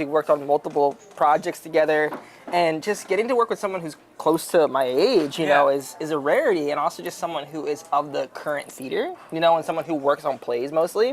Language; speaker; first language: English; native; English